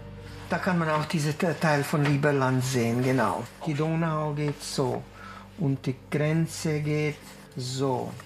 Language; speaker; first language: German; non-native, local second language; Croatian